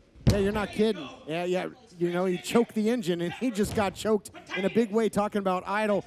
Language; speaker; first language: English; native; English